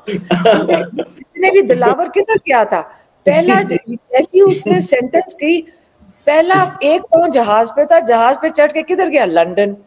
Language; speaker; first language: Urdu; native; Urdu